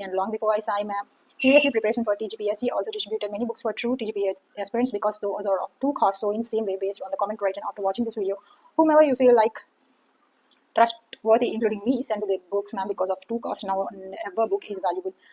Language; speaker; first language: English; non-native, local second language; Telugu